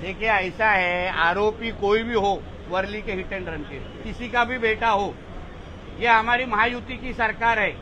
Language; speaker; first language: Hindi; non-native, local second language; Marathi